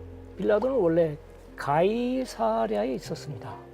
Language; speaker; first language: Korean; native; Korean